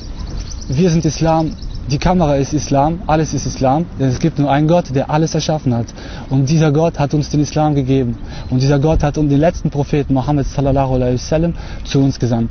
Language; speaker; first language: German; early bilingual, other home language; Russian